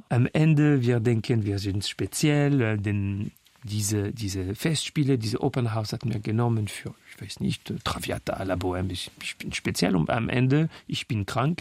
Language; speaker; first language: German; non-native, fluent; French